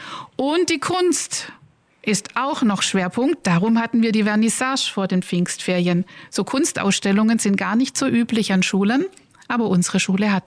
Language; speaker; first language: German; native; German